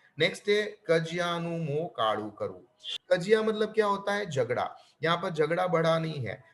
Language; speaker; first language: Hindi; non-native, local second language; Gujarati